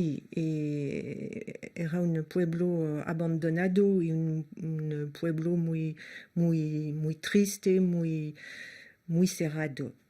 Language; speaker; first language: Spanish; non-native, fluent; French